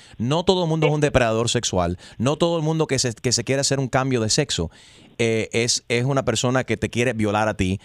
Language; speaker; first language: Spanish; early bilingual, heritage; Spanish